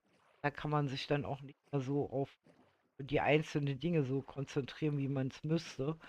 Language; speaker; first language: German; native; German